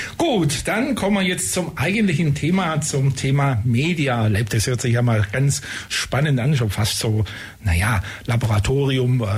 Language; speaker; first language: German; native; German